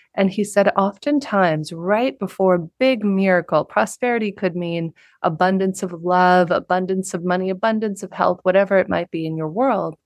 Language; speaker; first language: English; native; English